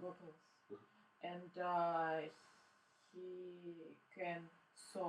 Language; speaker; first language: English; non-native, learner; Russian